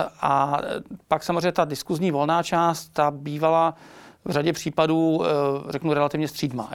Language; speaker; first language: Czech; native; Czech